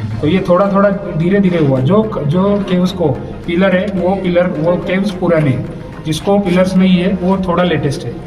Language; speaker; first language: Hindi; non-native, local second language; Marathi